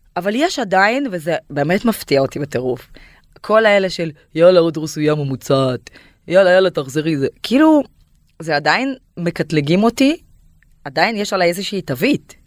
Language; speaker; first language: Hebrew; non-native, fluent; Russian